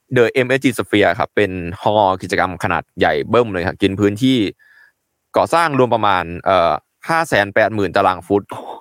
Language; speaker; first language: Thai; native; Thai